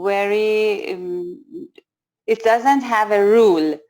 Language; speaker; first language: English; non-native, learner; Persian